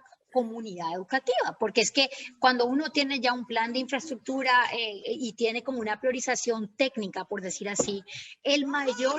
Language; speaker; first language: Spanish; native; Spanish